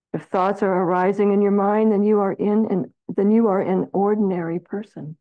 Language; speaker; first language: English; native; English